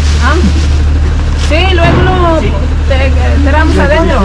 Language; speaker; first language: Spanish; non-native, learner; Filipino